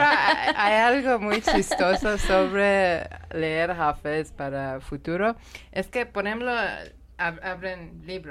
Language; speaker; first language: Spanish; non-native, learner; Persian